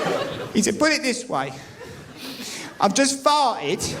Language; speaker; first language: English; native; English